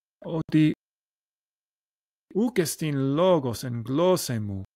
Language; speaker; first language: Greek; non-native, learner; English